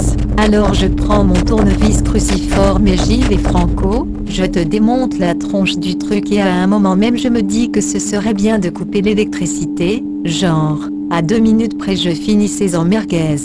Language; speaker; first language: French; native; French